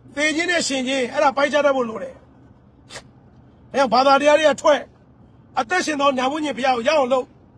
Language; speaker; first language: Burmese; native; Burmese